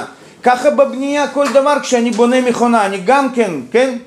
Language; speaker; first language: Hebrew; non-native, fluent; Russian